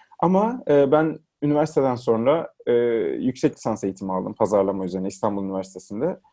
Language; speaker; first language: Turkish; native; Turkish